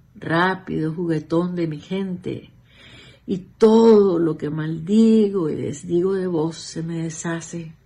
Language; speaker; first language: Spanish; native; Spanish